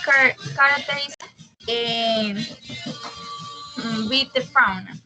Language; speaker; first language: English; non-native, learner; Spanish